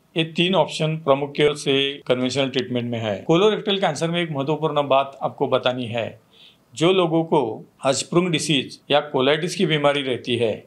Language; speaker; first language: Hindi; non-native, local second language; Marathi